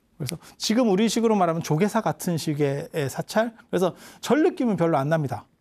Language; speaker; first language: Korean; native; Korean